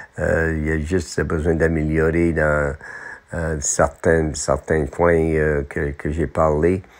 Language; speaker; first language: French; non-native, local second language; English